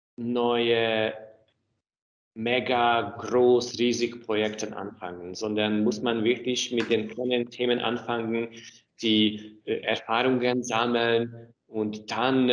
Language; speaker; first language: German; non-native, fluent; Hungarian